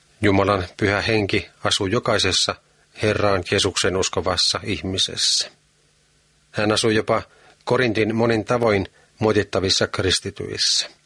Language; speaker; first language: Finnish; native; Finnish